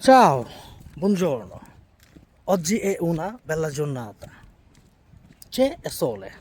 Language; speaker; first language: Italian; non-native, learner; Bangla